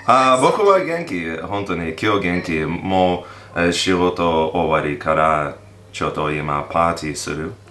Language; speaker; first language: Japanese; non-native, learner; English